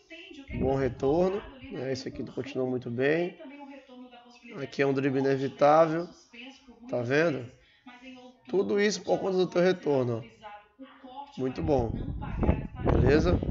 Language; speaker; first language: Portuguese; native; Portuguese